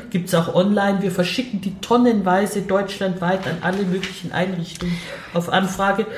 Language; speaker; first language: German; native; German